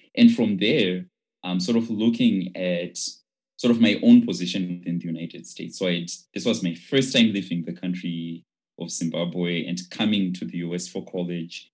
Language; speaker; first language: English; non-native, local second language; Shona